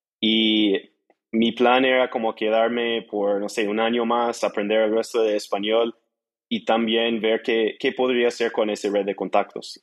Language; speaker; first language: Spanish; non-native, fluent; English